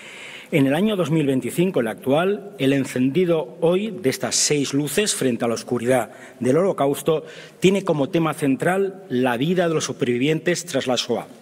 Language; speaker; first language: Spanish; native; Spanish